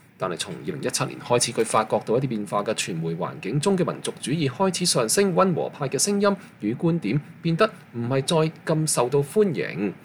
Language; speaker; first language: Chinese; non-native, local second language; Cantonese